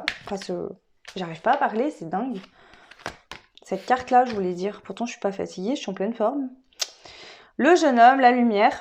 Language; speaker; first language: French; native; French